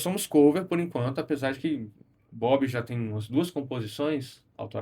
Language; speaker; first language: Portuguese; native; Portuguese